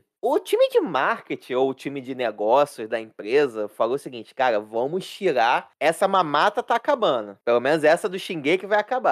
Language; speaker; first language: Portuguese; native; Portuguese